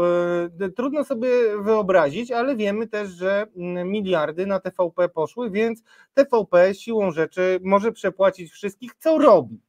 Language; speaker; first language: Polish; native; Polish